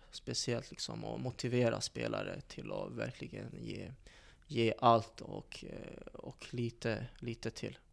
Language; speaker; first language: Swedish; early bilingual, other home language; Bosnian